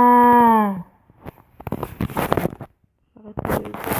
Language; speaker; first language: French; native; French